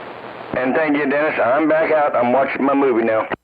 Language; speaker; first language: English; native; English